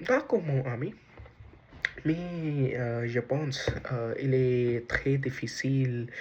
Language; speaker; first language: French; non-native, learner; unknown